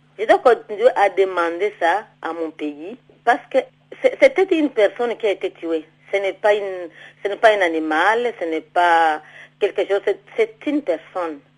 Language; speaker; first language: French; non-native, local second language; Swahili